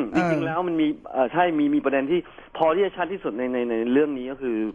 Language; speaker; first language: Thai; native; Thai